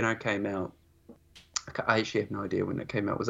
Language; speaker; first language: English; native; English